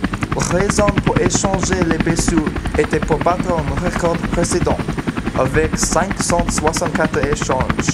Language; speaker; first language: French; non-native, learner; English